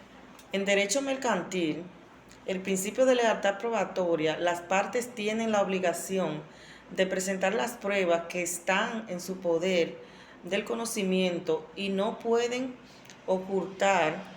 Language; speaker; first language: Spanish; native; Spanish